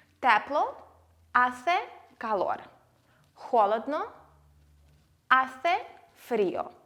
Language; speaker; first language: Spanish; non-native, fluent; Ukrainian